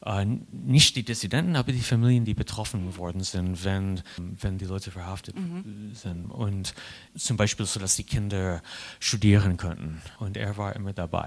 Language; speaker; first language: German; non-native, fluent; English